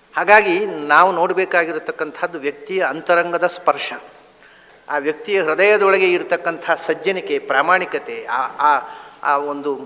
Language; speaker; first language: Kannada; native; Kannada